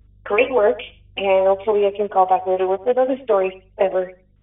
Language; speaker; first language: English; non-native, fluent; French